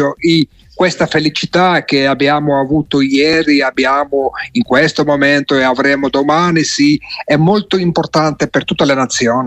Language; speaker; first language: Italian; non-native, fluent; Georgian